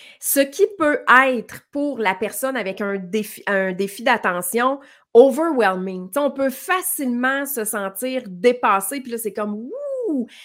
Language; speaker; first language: French; native; French